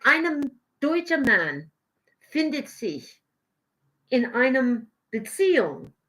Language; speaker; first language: German; non-native, learner; English